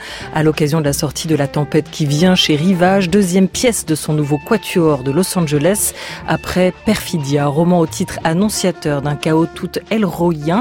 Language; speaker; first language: French; native; French